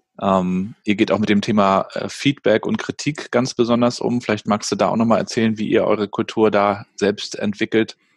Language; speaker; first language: German; native; German